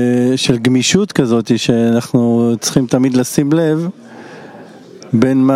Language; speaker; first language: Hebrew; non-native, fluent; Spanish